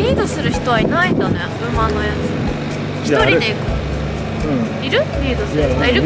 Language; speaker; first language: Japanese; native; Japanese